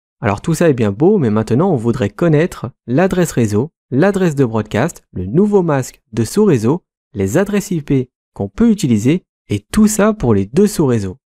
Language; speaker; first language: French; native; French